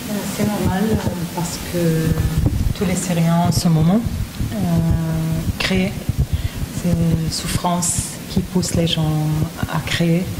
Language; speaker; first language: French; non-native, fluent; Arabic